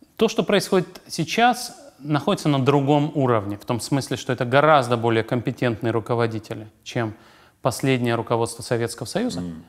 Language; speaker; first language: Russian; native; Russian